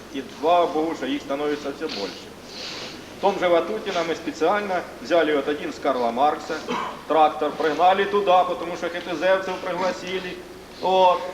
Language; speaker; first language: Russian; native; Russian